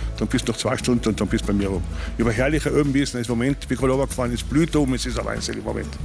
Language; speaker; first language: German; native; German